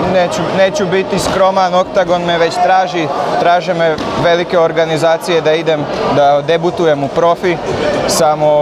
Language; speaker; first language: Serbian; non-native, local second language; Slovak